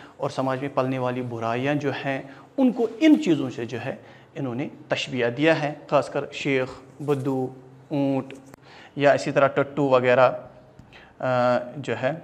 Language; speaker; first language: Urdu; non-native, local second language; Kashmiri